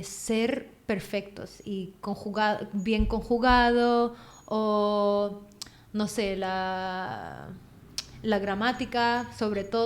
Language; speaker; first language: Spanish; non-native, fluent; Filipino